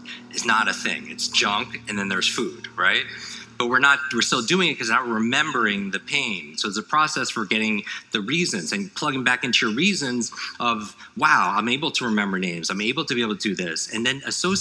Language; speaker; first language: English; native; English